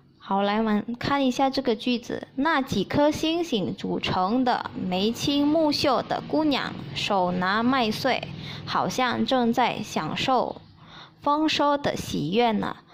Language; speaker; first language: Chinese; early bilingual, heritage; Chinese